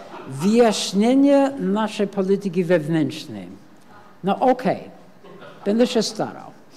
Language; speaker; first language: Polish; non-native, fluent; English